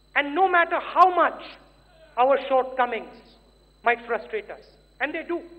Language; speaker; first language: English; non-native, local second language; Hindi